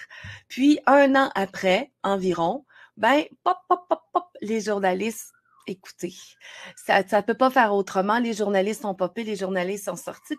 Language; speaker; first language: French; native; French